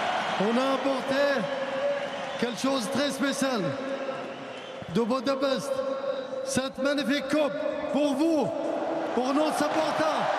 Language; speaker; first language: French; non-native, learner; Arabic